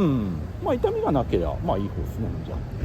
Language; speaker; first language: Japanese; native; Japanese